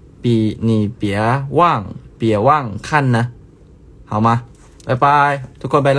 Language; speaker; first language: Chinese; non-native, learner; Thai